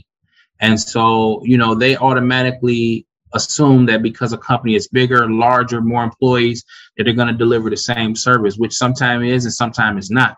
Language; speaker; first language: English; native; English